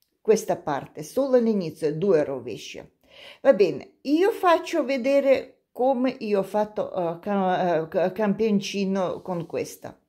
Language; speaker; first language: Italian; non-native, learner; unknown